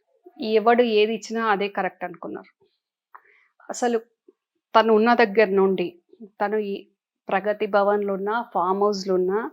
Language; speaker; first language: Telugu; native; Telugu